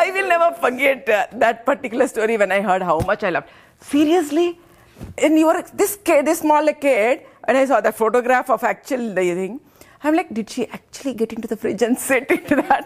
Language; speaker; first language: English; non-native, local second language; Telugu